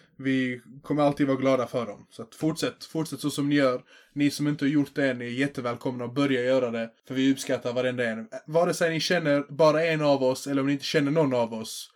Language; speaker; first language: Swedish; early bilingual, other home language; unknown